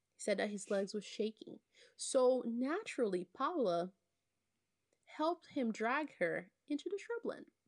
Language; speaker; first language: English; non-native, fluent; Portuguese